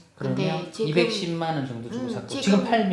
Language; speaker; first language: Korean; native; Korean